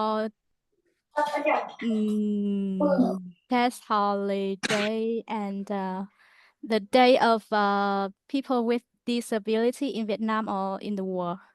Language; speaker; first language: English; non-native, learner; Vietnamese